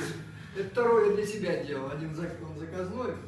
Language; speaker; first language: Russian; native; Russian